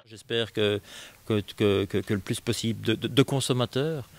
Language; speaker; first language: French; native; French